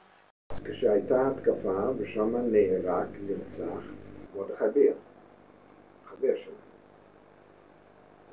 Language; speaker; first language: Hebrew; non-native, fluent; German